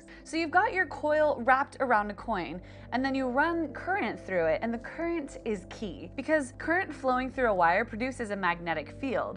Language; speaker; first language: English; native; English